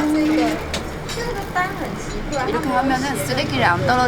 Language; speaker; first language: Korean; non-native, fluent; Chinese